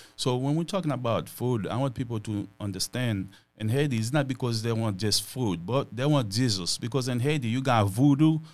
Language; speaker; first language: English; non-native, fluent; Haitian Creole